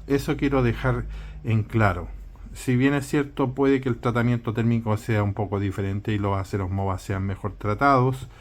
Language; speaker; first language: Spanish; native; Spanish